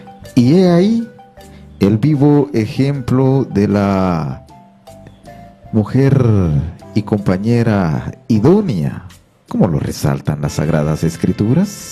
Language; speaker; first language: Spanish; native; Spanish